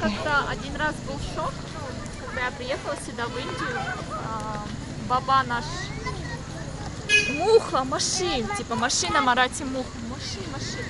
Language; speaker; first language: Russian; native; Russian